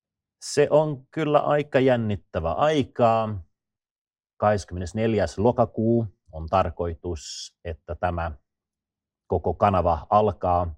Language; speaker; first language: Finnish; non-native, fluent; Swedish